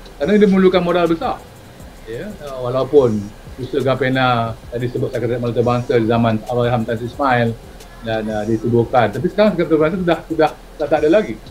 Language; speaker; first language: Malay; native; Malay